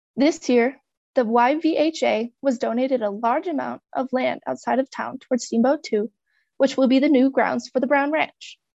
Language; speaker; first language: English; native; English